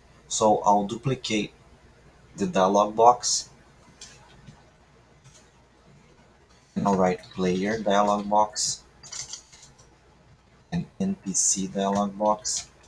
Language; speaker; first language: English; non-native, fluent; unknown